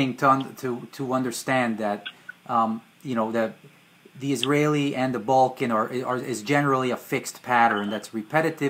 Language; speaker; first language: English; early bilingual, other home language; Hungarian